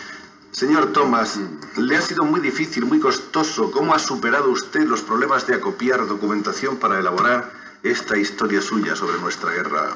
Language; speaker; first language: Spanish; native; Spanish